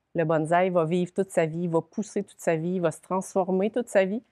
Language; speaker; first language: French; native; French